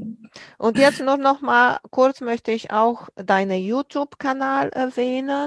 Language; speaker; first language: German; non-native, fluent; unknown